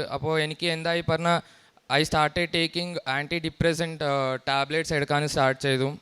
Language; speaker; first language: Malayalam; early bilingual, heritage; Malayalam